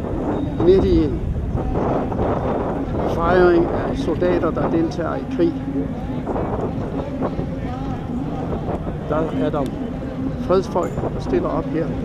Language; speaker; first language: Danish; native; Danish